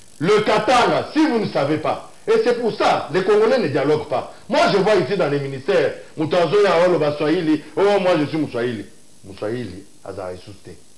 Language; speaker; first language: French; non-native, local second language; Luba-Lulua